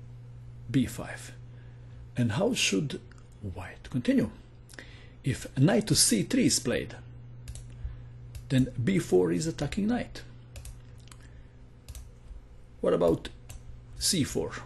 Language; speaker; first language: English; non-native, fluent; Croatian